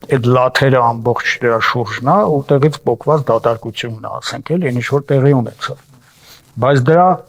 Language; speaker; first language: Armenian; native; Armenian